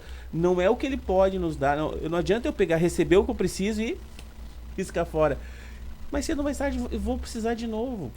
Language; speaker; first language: Portuguese; native; Portuguese